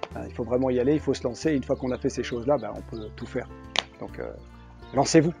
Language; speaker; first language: French; native; French